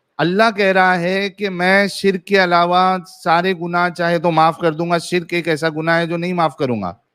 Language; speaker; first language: Urdu; native; Urdu